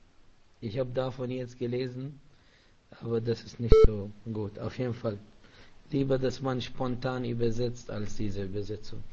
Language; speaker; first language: German; non-native, fluent; Arabic